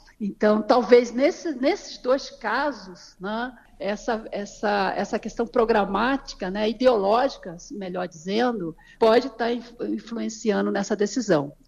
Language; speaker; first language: Portuguese; native; Portuguese